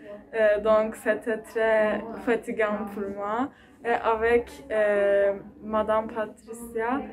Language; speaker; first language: French; non-native, learner; Turkish